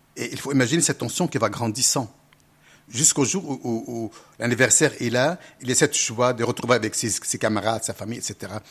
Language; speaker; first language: French; non-native, local second language; Arabic